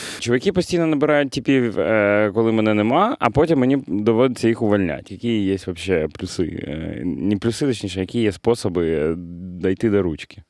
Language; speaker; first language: Ukrainian; non-native, local second language; Russian